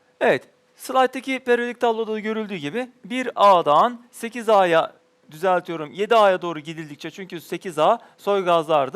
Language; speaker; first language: Turkish; native; Turkish